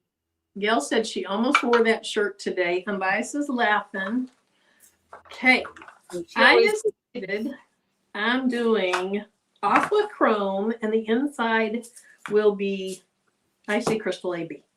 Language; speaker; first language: English; native; English